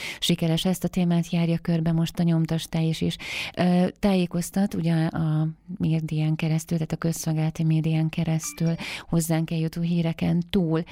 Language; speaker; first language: Hungarian; native; Hungarian